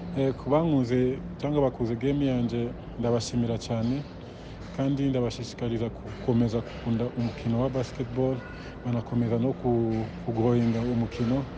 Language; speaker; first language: Kinyarwanda; non-native, fluent; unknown